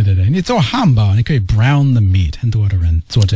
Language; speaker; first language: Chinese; non-native, fluent; English